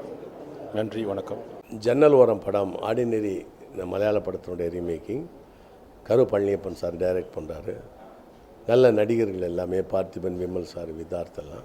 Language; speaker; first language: Tamil; native; Tamil